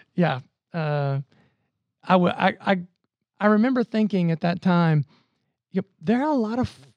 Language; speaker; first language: English; native; English